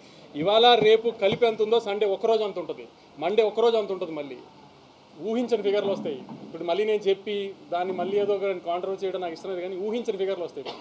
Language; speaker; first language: Telugu; native; Telugu